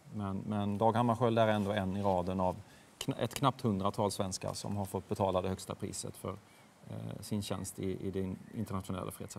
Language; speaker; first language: Swedish; native; Swedish